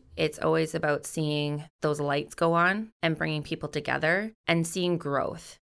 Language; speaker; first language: English; native; English